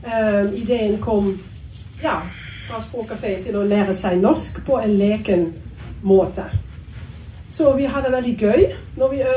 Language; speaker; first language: Norwegian; non-native, fluent; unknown